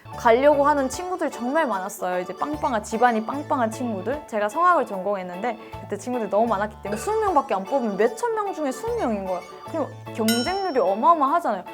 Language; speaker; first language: Korean; native; Korean